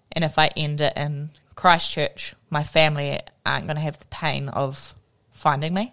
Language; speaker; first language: English; native; English